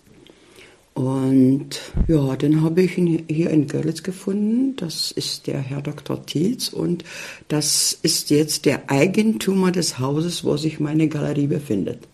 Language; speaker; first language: German; early bilingual, heritage; German